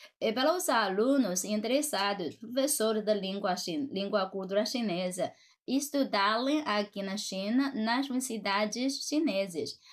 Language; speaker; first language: Portuguese; non-native, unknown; Chinese